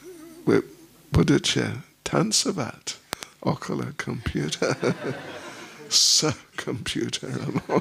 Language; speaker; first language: Russian; non-native, learner; English